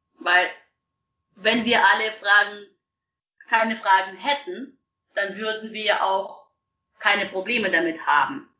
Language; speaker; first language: German; non-native, fluent; Russian